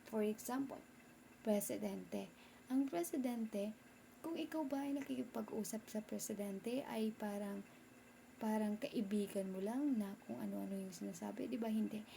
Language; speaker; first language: Filipino; non-native, local second language; Cebuano